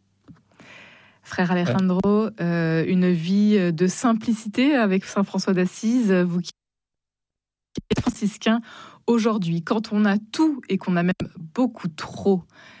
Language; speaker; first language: French; native; French